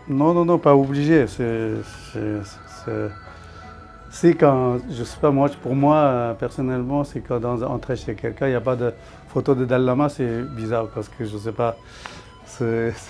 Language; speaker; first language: French; non-native, learner; Tibetan